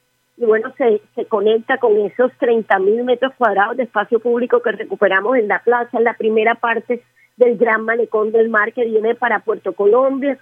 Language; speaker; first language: Spanish; native; Spanish